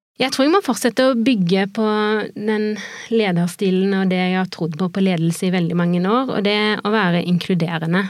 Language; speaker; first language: Norwegian; native; Norwegian